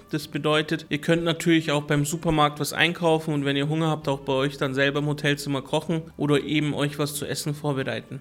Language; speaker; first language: German; early bilingual, other home language; Turkish